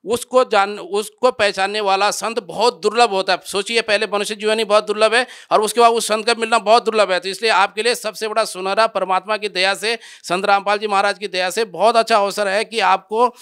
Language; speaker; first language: Hindi; native; Hindi